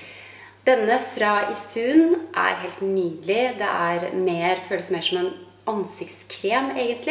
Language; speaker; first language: Norwegian; native; Norwegian